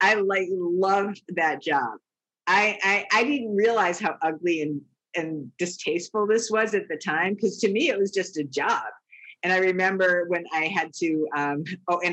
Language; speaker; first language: English; native; English